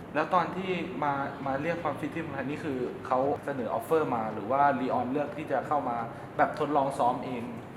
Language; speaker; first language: Thai; native; Thai